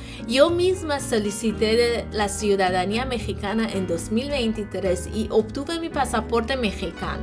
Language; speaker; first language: Spanish; non-native, fluent; Persian